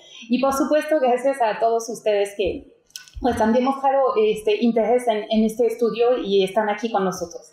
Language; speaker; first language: Spanish; native; Spanish